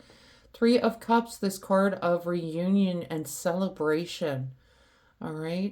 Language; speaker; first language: English; native; English